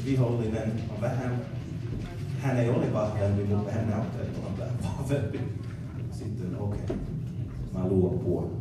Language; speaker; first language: Finnish; non-native, learner; English